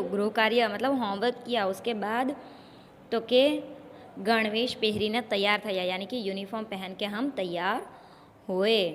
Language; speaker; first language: Hindi; non-native, local second language; Gujarati